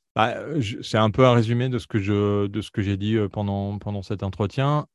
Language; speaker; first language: French; native; French